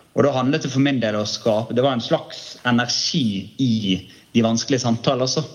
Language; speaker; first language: Norwegian; native; Norwegian